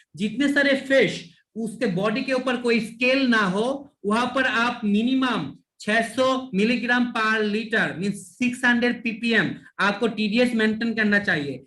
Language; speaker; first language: Hindi; non-native, local second language; Bangla